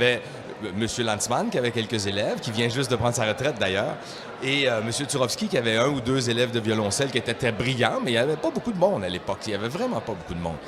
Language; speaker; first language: French; native; French